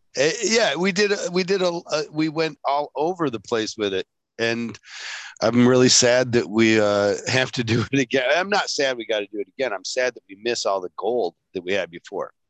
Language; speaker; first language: English; native; English